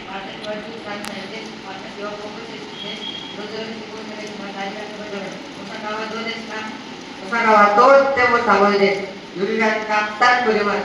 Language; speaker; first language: Japanese; non-native, learner; Marathi